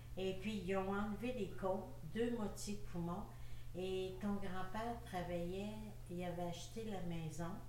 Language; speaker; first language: French; native; French